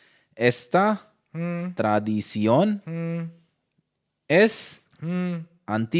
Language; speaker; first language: Spanish; non-native, learner; Hindi